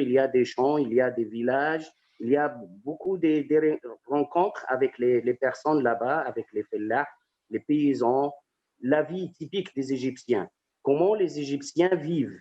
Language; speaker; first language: French; non-native, fluent; Arabic